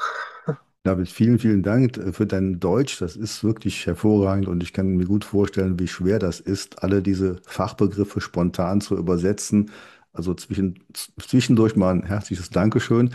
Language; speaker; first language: German; native; German